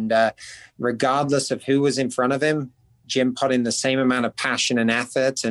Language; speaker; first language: English; native; English